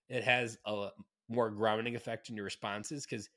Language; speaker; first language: English; native; English